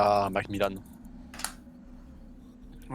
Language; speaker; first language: French; native; French